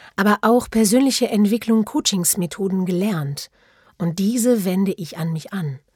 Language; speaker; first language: German; non-native, fluent; French